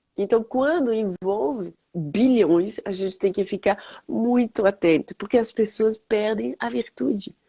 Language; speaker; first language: Portuguese; non-native, fluent; French